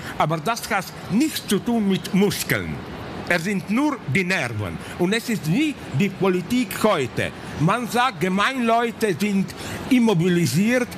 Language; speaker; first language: German; non-native, learner; Slovenian